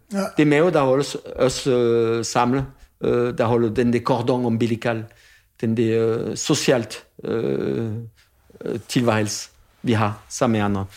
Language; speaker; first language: Danish; non-native, fluent; French